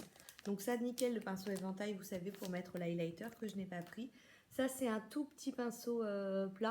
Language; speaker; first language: French; native; French